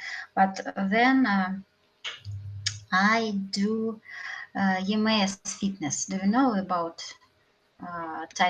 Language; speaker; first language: English; non-native, learner; Russian